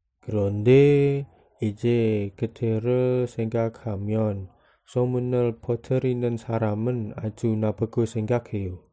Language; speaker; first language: Korean; non-native, learner; Indonesian